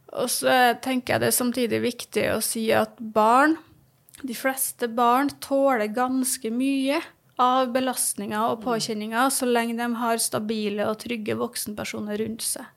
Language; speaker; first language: Norwegian; native; Norwegian